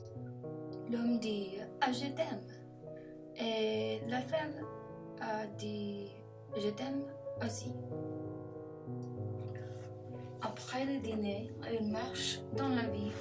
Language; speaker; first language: French; non-native, learner; English